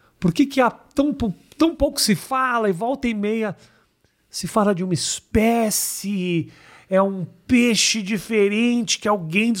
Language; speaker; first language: Portuguese; native; Portuguese